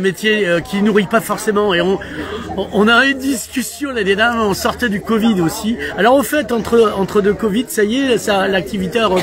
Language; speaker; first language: French; native; French